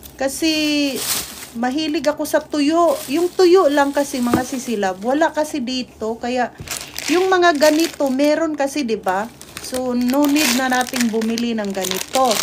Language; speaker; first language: Filipino; native; Filipino